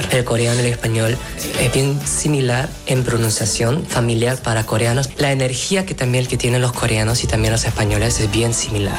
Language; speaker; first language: Spanish; non-native, fluent; Korean